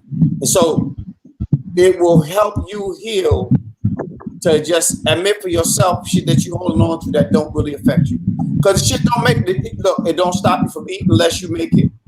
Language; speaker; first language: English; native; English